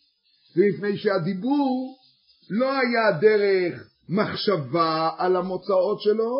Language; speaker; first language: Hebrew; native; Hebrew